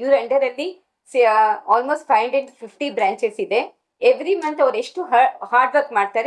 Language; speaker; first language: Kannada; non-native, local second language; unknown